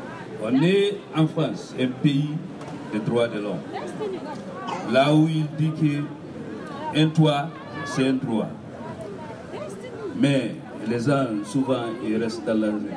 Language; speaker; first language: French; non-native, learner; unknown